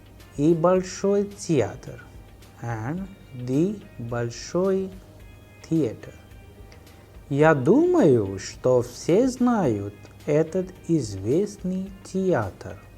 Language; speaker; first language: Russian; non-native, fluent; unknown